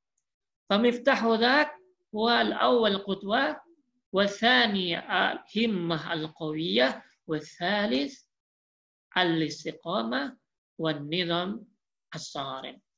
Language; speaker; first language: Arabic; non-native, fluent; Indonesian